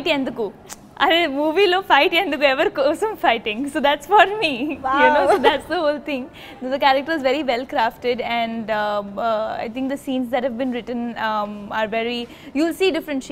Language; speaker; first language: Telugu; non-native, local second language; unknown